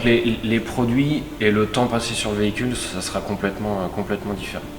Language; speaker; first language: French; native; French